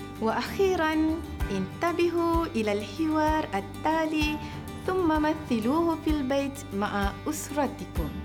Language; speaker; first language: Arabic; non-native, fluent; Malay